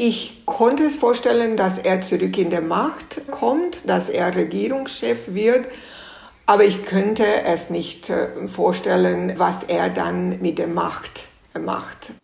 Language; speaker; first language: German; non-native, fluent; Hungarian